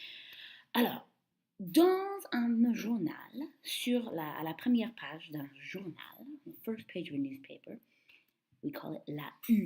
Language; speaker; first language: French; non-native, fluent; English